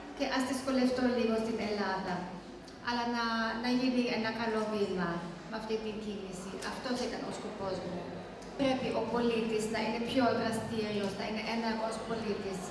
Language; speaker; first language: Greek; non-native, fluent; German